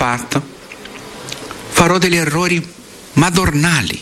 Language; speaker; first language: Italian; non-native, fluent; Portuguese